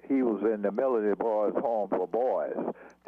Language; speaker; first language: English; native; English